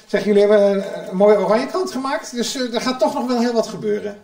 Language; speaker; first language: Dutch; native; Dutch